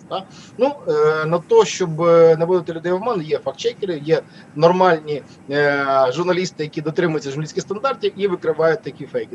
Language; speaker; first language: Ukrainian; native; Ukrainian